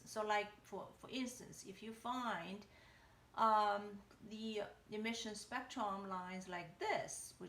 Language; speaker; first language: English; non-native, fluent; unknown